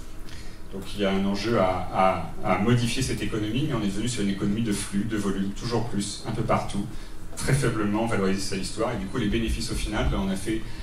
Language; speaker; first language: French; native; French